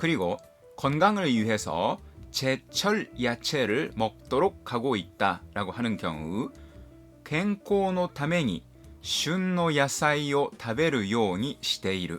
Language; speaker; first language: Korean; non-native, fluent; Japanese